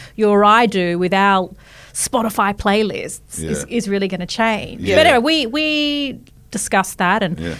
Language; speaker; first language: English; native; English